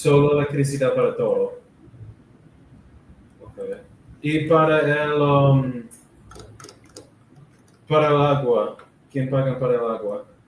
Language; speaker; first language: Spanish; non-native, learner; English